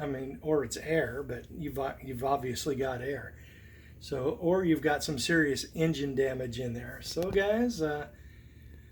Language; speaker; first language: English; native; English